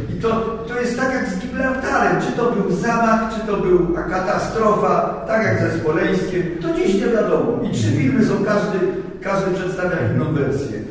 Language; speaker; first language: Polish; native; Polish